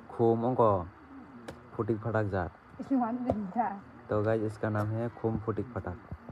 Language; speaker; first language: Hindi; non-native, learner; Kok Borok